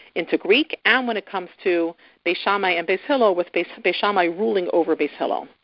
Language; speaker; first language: English; native; English